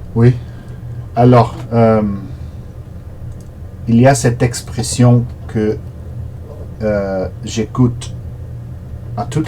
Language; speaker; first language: French; non-native, learner; Portuguese